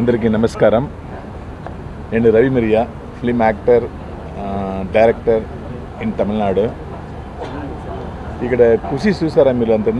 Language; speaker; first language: Telugu; non-native, learner; Tamil